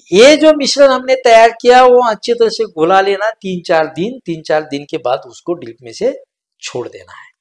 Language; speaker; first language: Hindi; non-native, local second language; Marathi